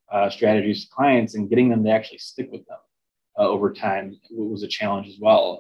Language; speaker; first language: English; native; English